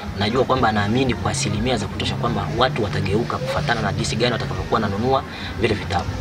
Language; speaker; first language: Swahili; non-native, local second language; Bembe